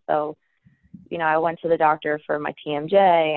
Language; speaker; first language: English; native; English